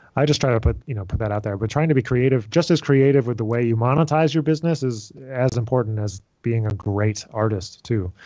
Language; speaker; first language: English; native; English